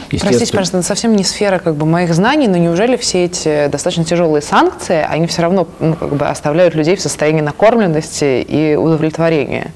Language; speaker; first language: Russian; native; Russian